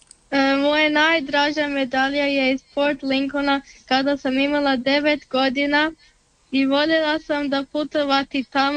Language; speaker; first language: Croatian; early bilingual, heritage; Serbian